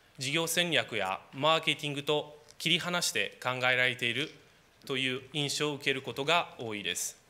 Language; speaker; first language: Japanese; non-native, fluent; Romanian